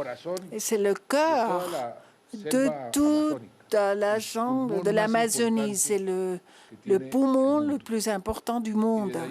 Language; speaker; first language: French; non-native, fluent; Spanish